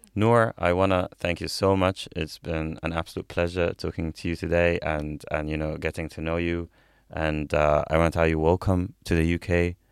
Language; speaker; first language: English; non-native, fluent; Arabic